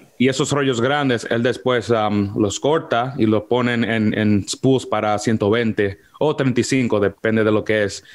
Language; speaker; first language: Spanish; early bilingual, heritage; Spanish